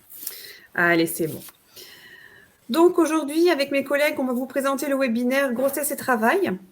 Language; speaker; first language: French; native; French